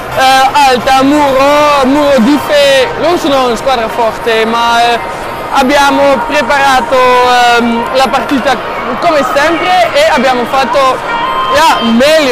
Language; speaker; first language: Italian; non-native, learner; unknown